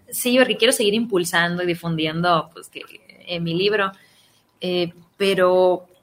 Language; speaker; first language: Spanish; native; Spanish